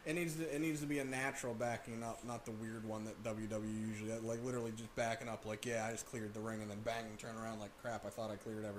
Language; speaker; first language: English; native; English